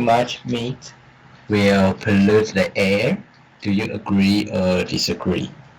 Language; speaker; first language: English; non-native, learner; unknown